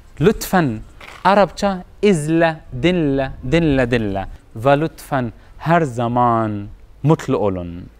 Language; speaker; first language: Turkish; non-native, learner; Arabic